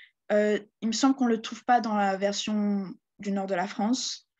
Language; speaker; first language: French; native; French